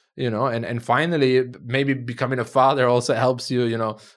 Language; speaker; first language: English; non-native, fluent; Turkish